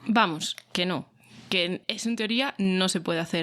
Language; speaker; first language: Spanish; native; Spanish